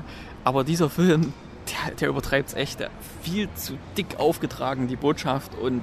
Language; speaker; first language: German; native; German